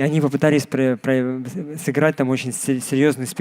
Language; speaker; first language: Russian; native; Russian